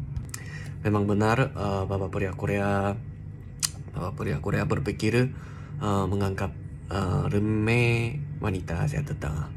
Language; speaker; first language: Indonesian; non-native, learner; Korean